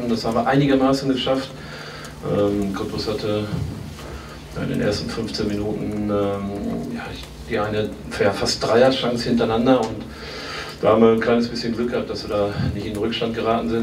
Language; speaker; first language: German; native; German